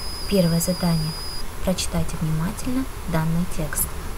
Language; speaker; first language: Russian; non-native, local second language; Kazakh